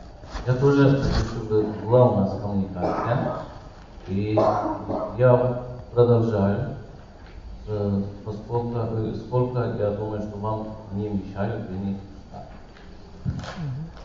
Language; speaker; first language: Russian; non-native, learner; Persian